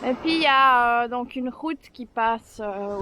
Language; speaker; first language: French; native; French